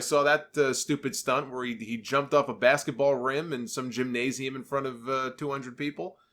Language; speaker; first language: English; native; English